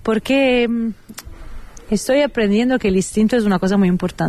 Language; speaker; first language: Spanish; non-native, fluent; Italian